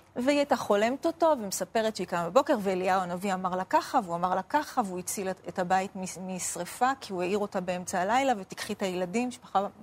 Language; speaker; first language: Hebrew; early bilingual, other home language; Arabic